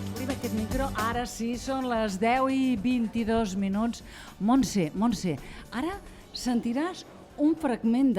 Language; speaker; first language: Catalan; native; Catalan